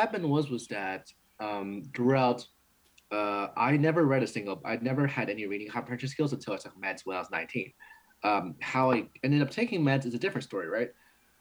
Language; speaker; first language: English; early bilingual, other home language; Cantonese